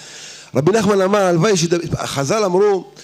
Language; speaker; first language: Hebrew; native; Hebrew